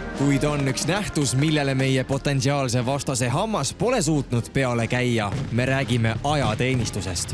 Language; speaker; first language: Estonian; native; Estonian